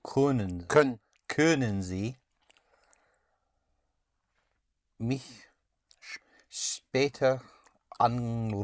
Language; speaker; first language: German; non-native, learner; English